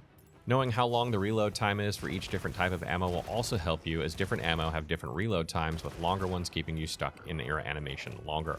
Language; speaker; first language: English; native; English